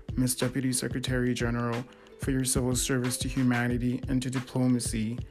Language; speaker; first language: English; native; English